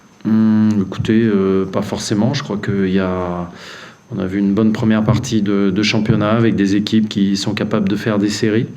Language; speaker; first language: French; native; French